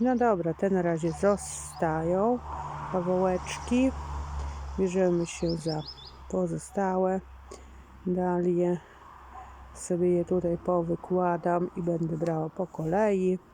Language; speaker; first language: Polish; native; Polish